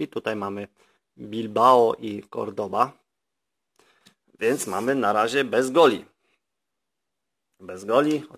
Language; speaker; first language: Polish; native; Polish